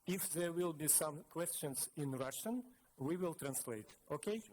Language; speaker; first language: English; non-native, fluent; Russian